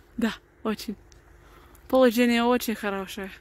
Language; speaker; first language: Russian; non-native, learner; English